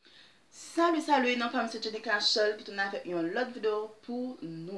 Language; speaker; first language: French; non-native, learner; Haitian Creole